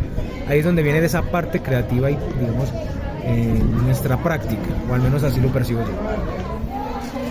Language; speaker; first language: Spanish; native; Spanish